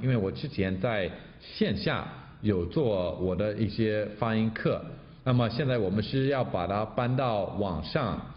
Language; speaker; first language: Chinese; non-native, fluent; English